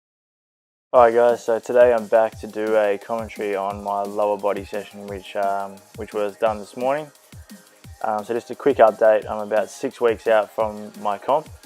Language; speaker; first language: English; native; English